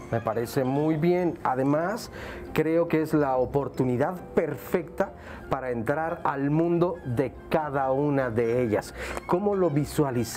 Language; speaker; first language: Spanish; native; Spanish